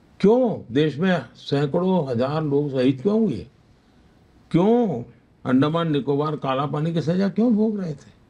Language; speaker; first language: Hindi; non-native, local second language; Gujarati